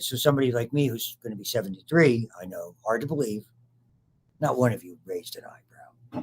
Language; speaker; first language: English; native; English